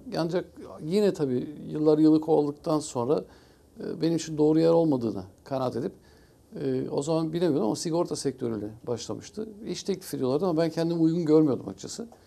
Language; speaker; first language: Turkish; early bilingual, heritage; Turkish